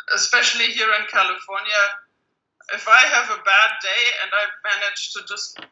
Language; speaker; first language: English; non-native, fluent; German